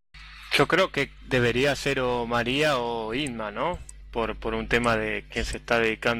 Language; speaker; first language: Spanish; native; Spanish